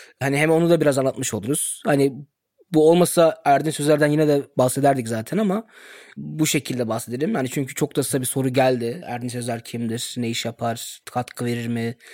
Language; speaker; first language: Turkish; early bilingual, heritage; Turkish